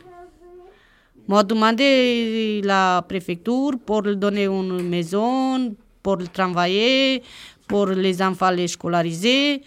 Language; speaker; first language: French; non-native, learner; Romanian